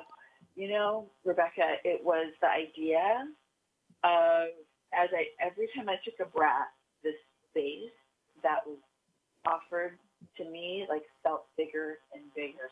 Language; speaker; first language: English; native; English